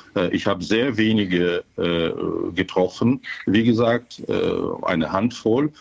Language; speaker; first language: German; non-native, fluent; Ukrainian